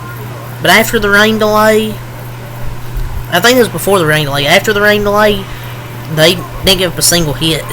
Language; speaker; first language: English; native; English